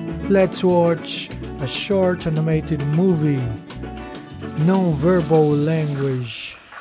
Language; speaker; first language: English; non-native, fluent; Portuguese